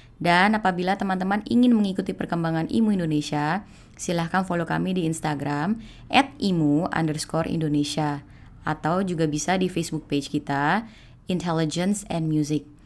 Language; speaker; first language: Indonesian; native; Indonesian